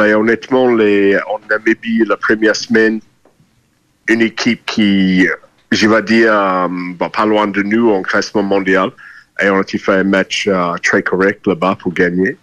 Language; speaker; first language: French; non-native, fluent; English